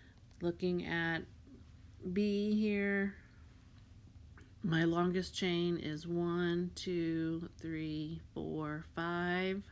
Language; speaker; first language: English; native; English